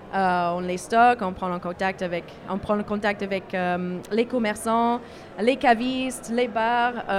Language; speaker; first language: French; non-native, fluent; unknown